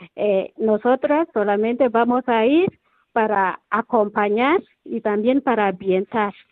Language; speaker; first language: Spanish; non-native, learner; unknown